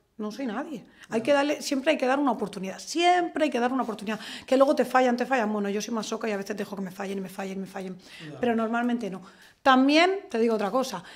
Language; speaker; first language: Spanish; native; Spanish